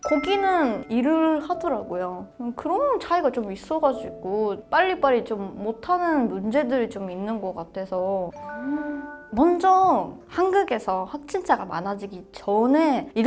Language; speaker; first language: Korean; non-native, fluent; Japanese